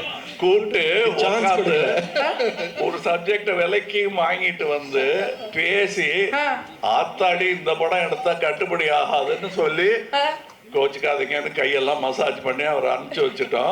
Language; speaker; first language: Tamil; native; Tamil